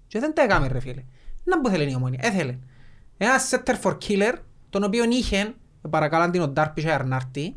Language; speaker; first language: Greek; native; Greek